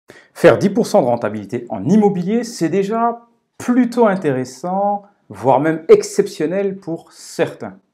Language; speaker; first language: French; native; French